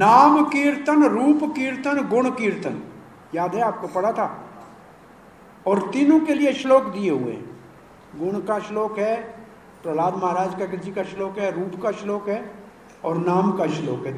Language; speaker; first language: Hindi; native; Hindi